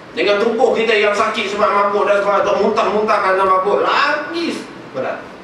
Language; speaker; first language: Malay; non-native, local second language; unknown